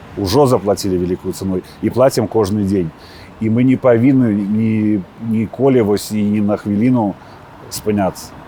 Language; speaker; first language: Belarusian; non-native, local second language; Russian